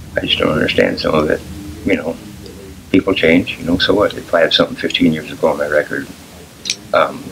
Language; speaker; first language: English; native; English